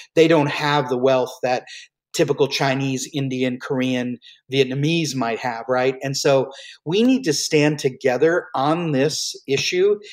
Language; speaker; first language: English; early bilingual, other home language; Hindi